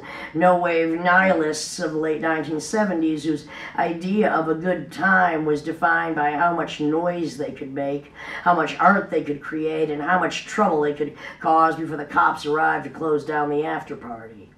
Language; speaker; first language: English; native; English